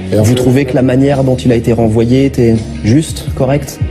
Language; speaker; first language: French; native; French